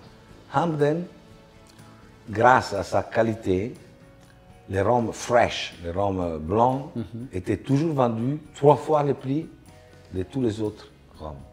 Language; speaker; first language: French; non-native, fluent; Italian